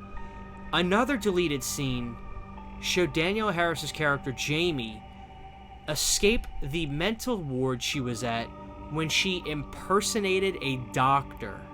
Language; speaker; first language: English; native; English